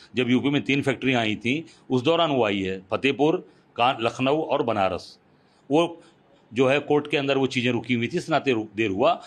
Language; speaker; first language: Hindi; native; Hindi